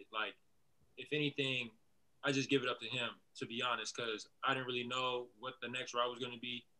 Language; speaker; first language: English; native; English